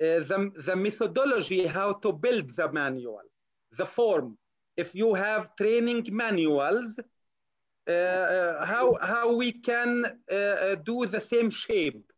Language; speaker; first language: English; non-native, learner; Arabic